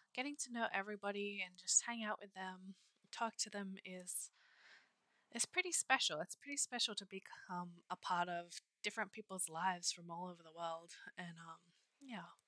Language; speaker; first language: English; native; English